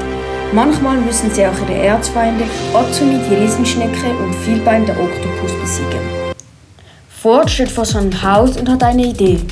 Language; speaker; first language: German; native; German